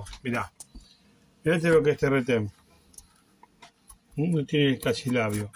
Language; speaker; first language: Spanish; native; Spanish